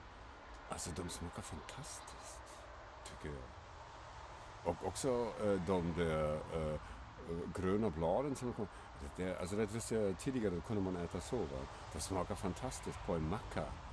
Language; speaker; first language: Swedish; non-native, fluent; German